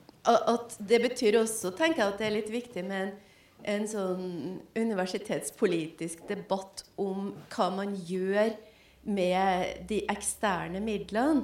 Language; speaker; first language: Norwegian; native; Norwegian